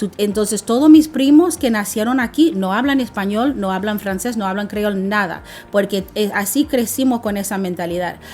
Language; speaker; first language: Spanish; non-native, fluent; English